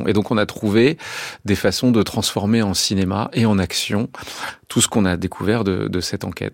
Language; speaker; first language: French; native; French